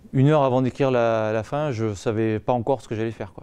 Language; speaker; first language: French; native; French